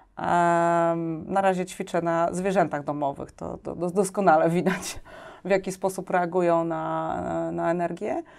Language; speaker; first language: Polish; native; Polish